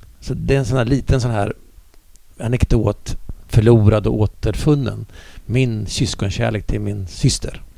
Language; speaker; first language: Swedish; native; Swedish